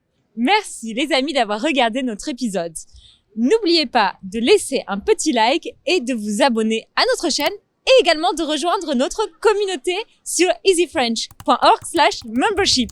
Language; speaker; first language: French; native; French